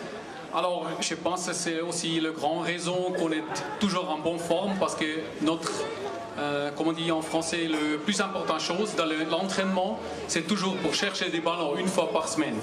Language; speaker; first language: French; non-native, learner; German